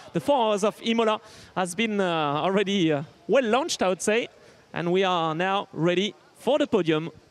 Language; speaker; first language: English; non-native, fluent; French